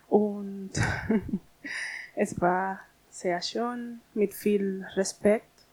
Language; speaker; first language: German; non-native, learner; Spanish